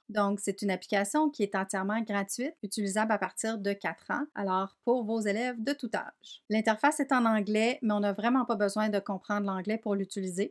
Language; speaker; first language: French; native; French